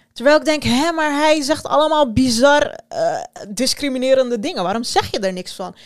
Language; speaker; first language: Dutch; early bilingual, other home language; Turkish